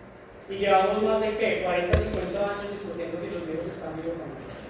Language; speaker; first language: Spanish; native; Spanish